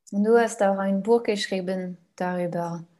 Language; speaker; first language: German; non-native, learner; French